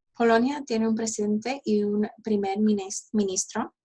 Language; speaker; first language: Spanish; early bilingual, heritage; Spanish